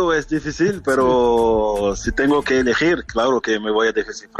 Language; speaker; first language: Spanish; non-native, fluent; French